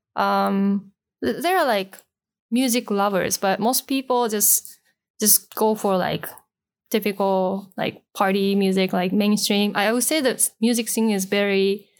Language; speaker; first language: English; non-native, fluent; Japanese